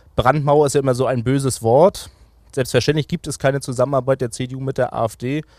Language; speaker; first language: German; native; German